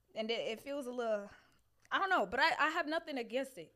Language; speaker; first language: English; early bilingual, other home language; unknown